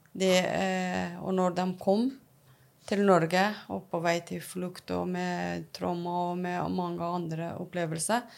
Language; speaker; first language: Norwegian; non-native, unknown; Persian